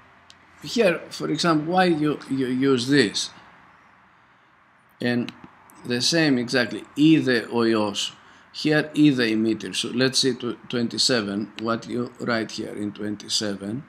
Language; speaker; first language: English; non-native, fluent; Greek